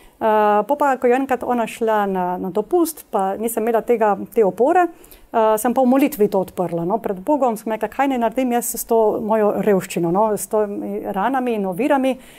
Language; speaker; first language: Slovenian; early bilingual, heritage; Slovenian